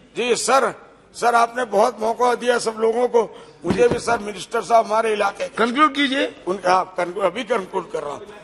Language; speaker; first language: Hindi; non-native, local second language; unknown